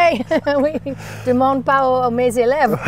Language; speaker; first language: French; non-native, learner; English